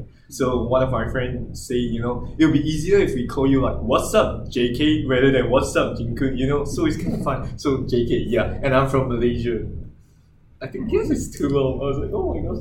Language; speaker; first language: English; non-native, local second language; Chinese